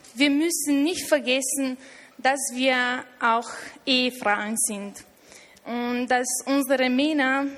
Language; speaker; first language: German; non-native, fluent; Romanian